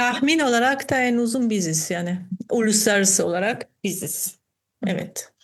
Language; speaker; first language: Turkish; non-native, fluent; German